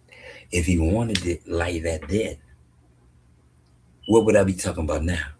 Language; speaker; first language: English; native; English